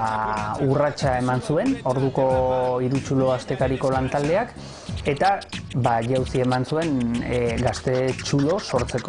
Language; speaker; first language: Basque; native; Basque